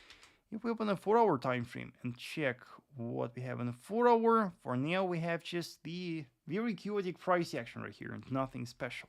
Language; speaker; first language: English; non-native, fluent; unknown